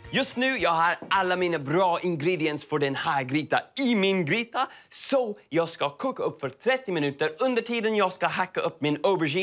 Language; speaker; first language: Swedish; non-native, learner; English